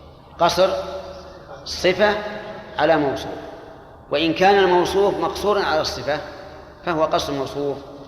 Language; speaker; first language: Arabic; native; Arabic